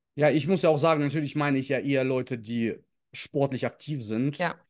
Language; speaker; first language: German; early bilingual, other home language; Russian